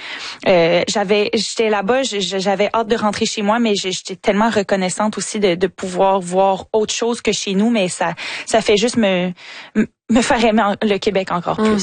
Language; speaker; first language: French; native; French